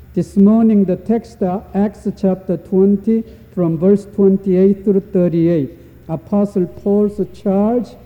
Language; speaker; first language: English; non-native, fluent; Korean